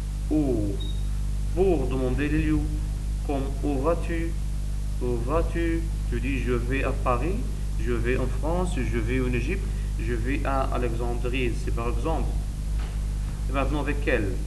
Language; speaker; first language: French; non-native, learner; Arabic